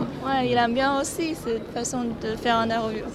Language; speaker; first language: French; non-native, fluent; Chinese